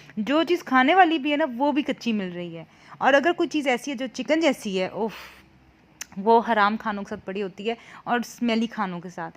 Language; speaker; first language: Urdu; native; Urdu